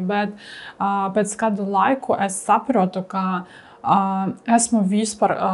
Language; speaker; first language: Latvian; non-native, learner; Russian